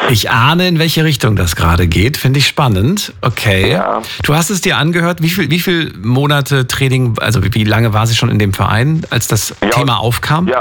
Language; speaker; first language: German; native; German